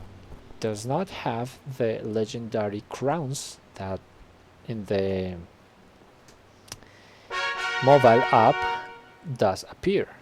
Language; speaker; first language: English; non-native, fluent; Spanish